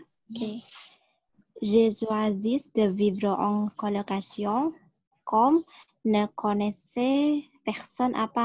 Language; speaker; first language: French; non-native, learner; Indonesian